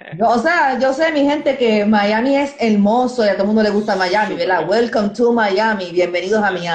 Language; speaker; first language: Spanish; native; Spanish